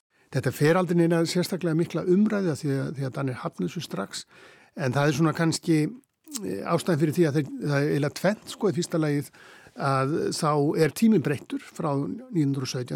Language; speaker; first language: Icelandic; native; Icelandic